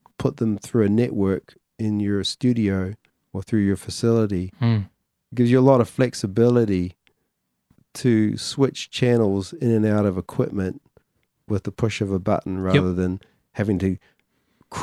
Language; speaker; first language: English; native; English